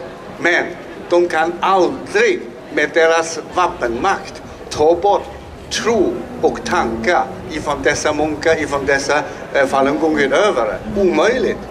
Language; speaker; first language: Swedish; non-native, fluent; Chinese